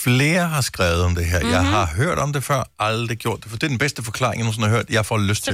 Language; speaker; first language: Danish; native; Danish